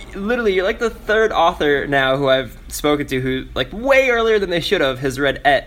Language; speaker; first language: English; native; English